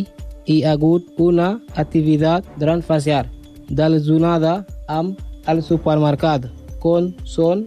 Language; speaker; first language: Catalan; non-native, learner; Spanish